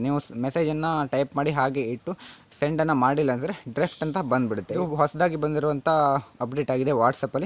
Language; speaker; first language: Kannada; native; Kannada